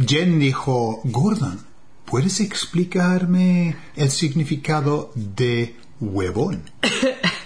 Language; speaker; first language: Spanish; non-native, fluent; English